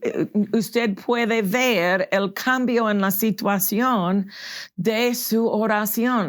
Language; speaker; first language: Spanish; non-native, fluent; English